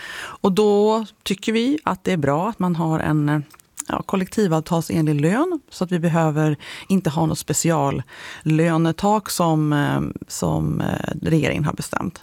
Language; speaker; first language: Swedish; native; Swedish